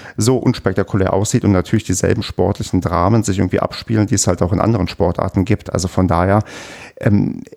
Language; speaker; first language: German; native; German